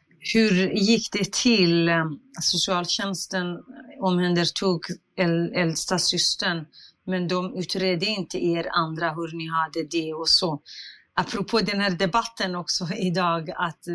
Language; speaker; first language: Swedish; non-native, fluent; Central Kurdish